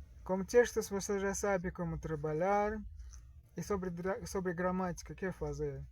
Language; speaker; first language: Portuguese; non-native, learner; Russian